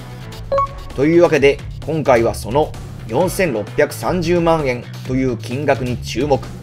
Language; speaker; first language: Japanese; native; Japanese